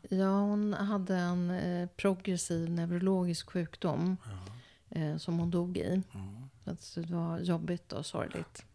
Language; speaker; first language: Swedish; early bilingual, other home language; Polish